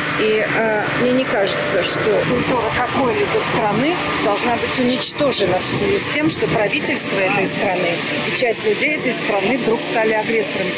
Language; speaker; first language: Russian; native; Russian